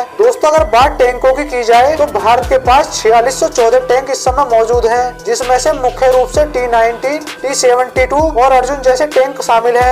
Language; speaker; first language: Hindi; native; Hindi